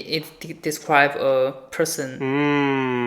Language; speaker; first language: English; non-native, learner; Chinese